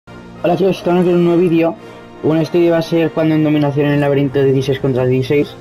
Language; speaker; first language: Spanish; native; Spanish